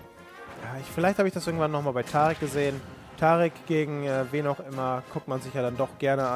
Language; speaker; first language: German; native; German